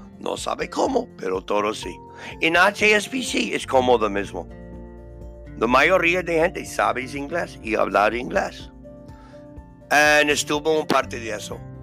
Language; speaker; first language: Spanish; non-native, learner; English